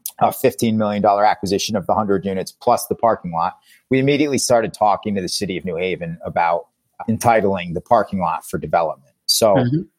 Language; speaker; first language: English; native; English